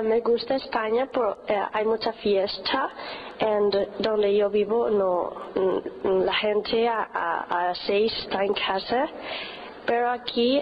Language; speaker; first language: Spanish; non-native, learner; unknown